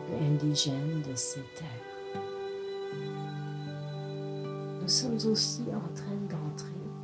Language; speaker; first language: French; non-native, fluent; English